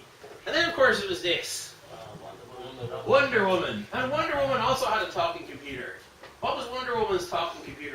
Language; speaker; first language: English; native; English